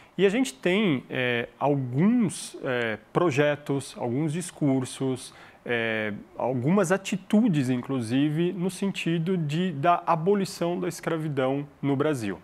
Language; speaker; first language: Portuguese; early bilingual, other home language; Arabic